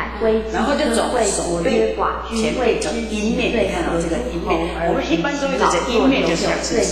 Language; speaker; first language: Chinese; native; Chinese